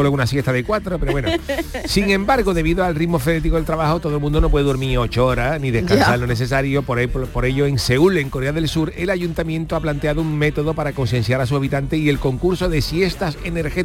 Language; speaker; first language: Spanish; native; Spanish